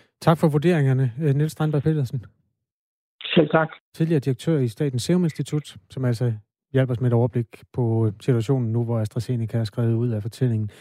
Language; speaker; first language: Danish; native; Danish